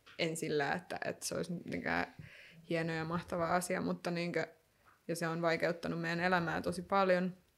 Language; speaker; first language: Finnish; native; Finnish